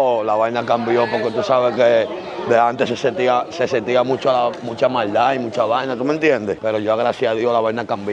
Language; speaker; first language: Spanish; native; Spanish